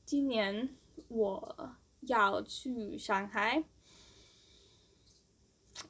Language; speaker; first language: Chinese; non-native, learner; English